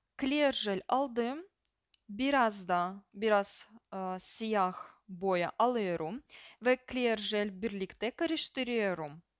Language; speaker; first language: Turkish; non-native, fluent; Russian